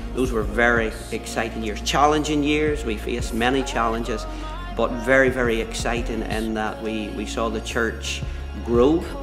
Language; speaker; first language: English; native; English